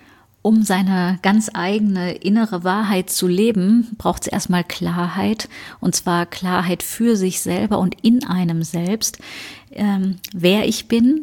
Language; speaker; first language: German; native; German